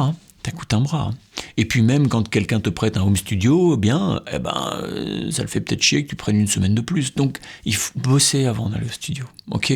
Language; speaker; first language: French; native; French